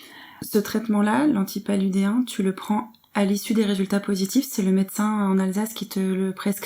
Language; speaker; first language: French; native; French